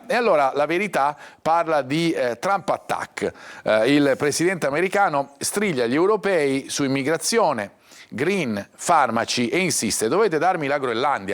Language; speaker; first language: Italian; native; Italian